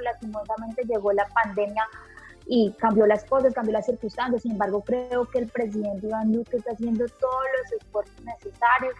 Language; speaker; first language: Spanish; native; Spanish